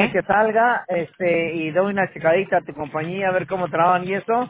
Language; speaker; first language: Spanish; native; Spanish